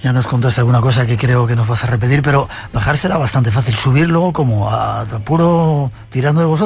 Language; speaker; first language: Spanish; native; Spanish